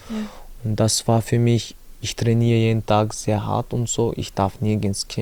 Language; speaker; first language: German; non-native, learner; Chechen